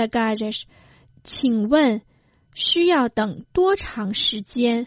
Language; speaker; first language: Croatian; non-native, fluent; Chinese